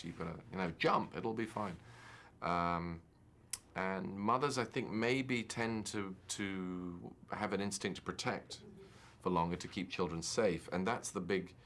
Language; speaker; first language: English; native; English